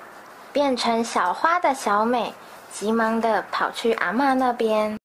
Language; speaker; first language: Chinese; native; Chinese